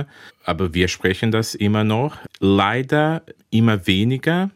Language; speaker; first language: German; early bilingual, heritage; German